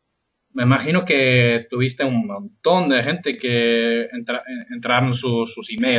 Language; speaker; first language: Spanish; non-native, fluent; English